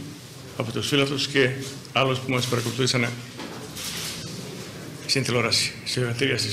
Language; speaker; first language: Greek; non-native, fluent; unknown